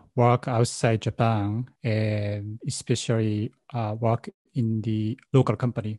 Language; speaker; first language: English; non-native, learner; Japanese